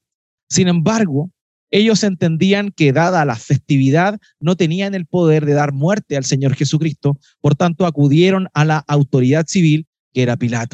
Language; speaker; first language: Spanish; native; Spanish